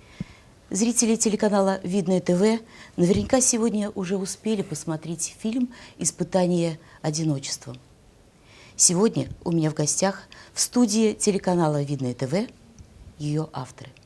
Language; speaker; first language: Russian; native; Russian